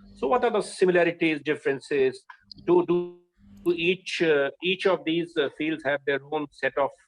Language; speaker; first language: English; non-native, local second language; Hindi